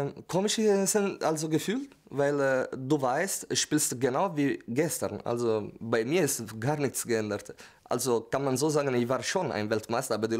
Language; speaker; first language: German; non-native, fluent; Italian